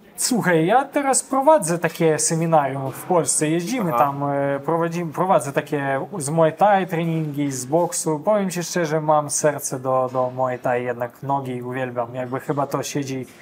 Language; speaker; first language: Polish; non-native, fluent; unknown